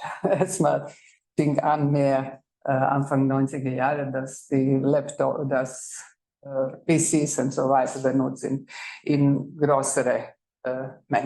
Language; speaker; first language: German; non-native, fluent; Croatian